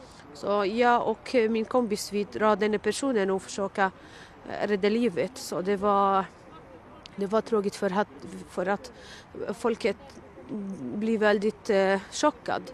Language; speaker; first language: Swedish; non-native, learner; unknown